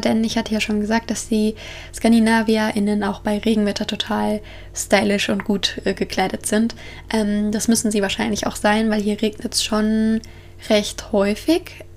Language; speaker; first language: German; native; German